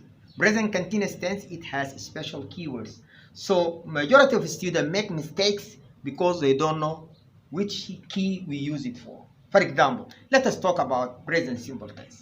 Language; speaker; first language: English; non-native, fluent; Arabic